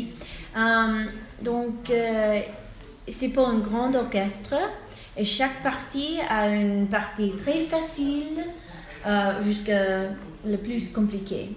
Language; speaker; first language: French; non-native, fluent; English